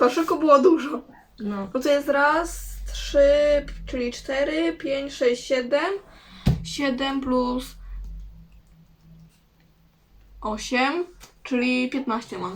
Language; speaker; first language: Polish; native; Polish